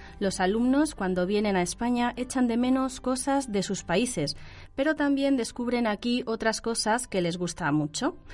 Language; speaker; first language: Spanish; native; Spanish